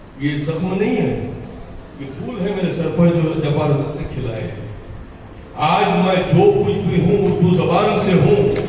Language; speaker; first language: Urdu; native; Urdu